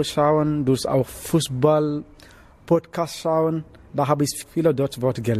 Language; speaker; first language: German; non-native, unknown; Wolof